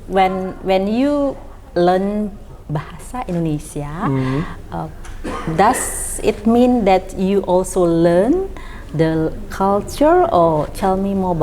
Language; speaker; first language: English; non-native, fluent; Indonesian